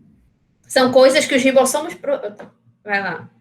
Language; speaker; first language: Portuguese; native; Portuguese